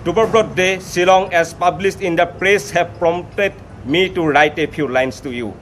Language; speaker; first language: English; non-native, local second language; Assamese